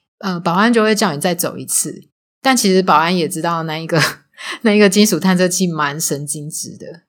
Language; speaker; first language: Chinese; native; Chinese